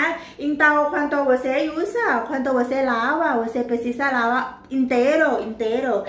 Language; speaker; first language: Portuguese; non-native, learner; Thai